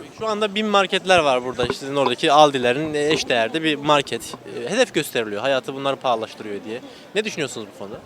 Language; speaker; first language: Turkish; native; Turkish